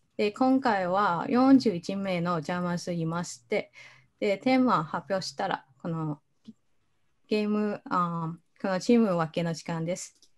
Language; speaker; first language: Japanese; non-native, fluent; Cantonese